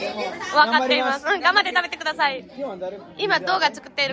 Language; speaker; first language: Japanese; non-native, learner; Nepali